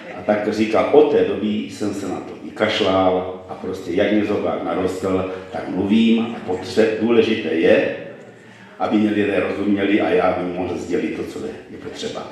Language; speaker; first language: Czech; native; Czech